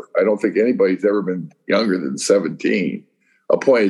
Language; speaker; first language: English; native; English